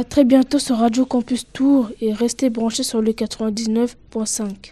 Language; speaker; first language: French; native; French